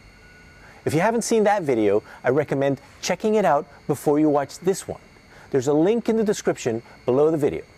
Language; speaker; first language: English; native; English